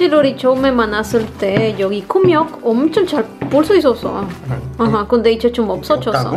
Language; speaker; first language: Korean; non-native, learner; Spanish